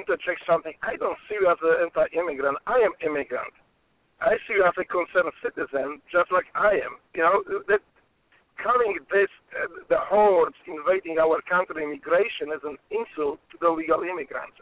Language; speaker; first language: English; non-native, fluent; Polish